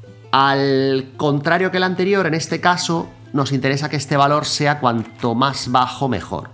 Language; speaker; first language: Spanish; native; Spanish